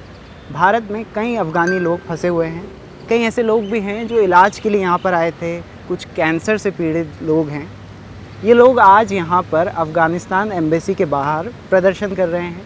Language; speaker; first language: Hindi; native; Hindi